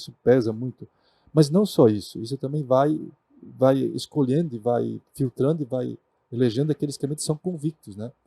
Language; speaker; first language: Portuguese; non-native, local second language; German